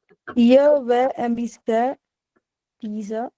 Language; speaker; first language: French; non-native, learner; Punjabi